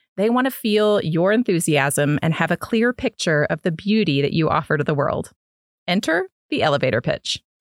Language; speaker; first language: English; native; English